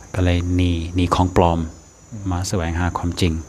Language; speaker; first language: Thai; non-native, fluent; English